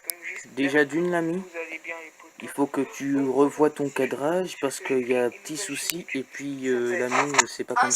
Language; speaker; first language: French; native; French